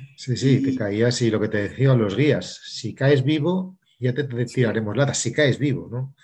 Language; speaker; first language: Spanish; native; Spanish